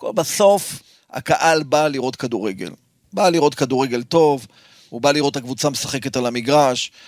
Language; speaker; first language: Hebrew; native; Hebrew